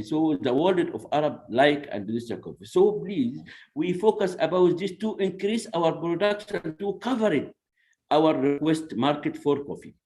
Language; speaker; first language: English; non-native, learner; Arabic